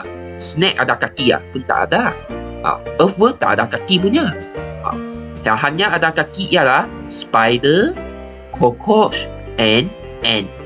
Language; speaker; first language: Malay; non-native, local second language; Chinese